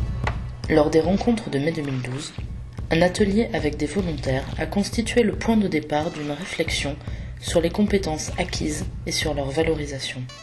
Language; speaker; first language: French; native; French